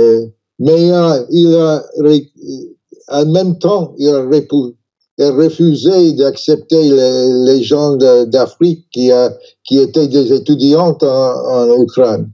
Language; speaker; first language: French; non-native, learner; English